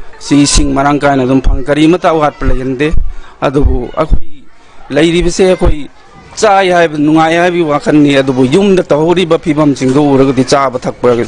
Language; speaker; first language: Manipuri; native; Manipuri